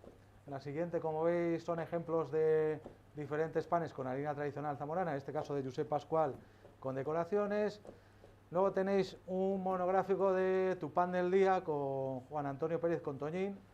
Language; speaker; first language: Spanish; native; Spanish